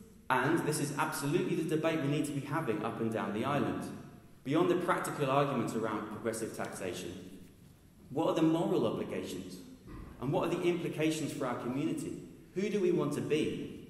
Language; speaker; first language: English; native; English